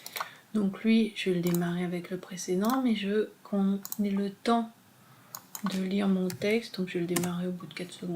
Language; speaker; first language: French; native; French